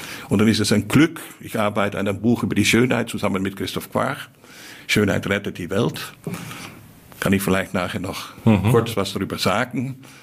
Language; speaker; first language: German; non-native, fluent; Dutch